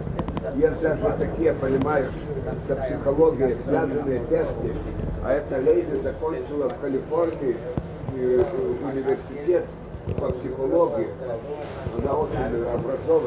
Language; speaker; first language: Russian; non-native, fluent; Lithuanian